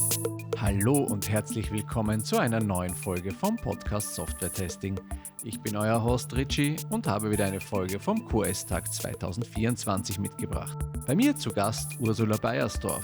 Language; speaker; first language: German; native; German